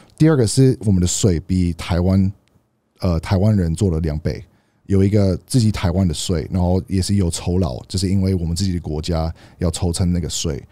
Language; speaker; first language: Chinese; non-native, fluent; English